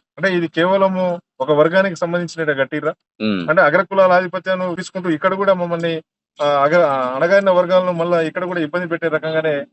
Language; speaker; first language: Telugu; non-native, local second language; Lambadi